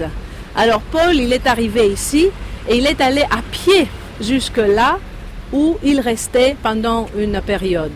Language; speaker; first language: French; non-native, fluent; Greek